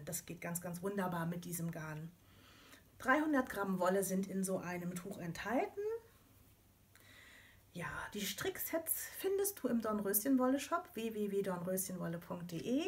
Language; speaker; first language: German; native; German